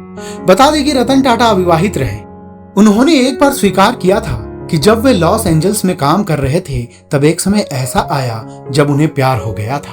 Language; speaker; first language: Hindi; native; Hindi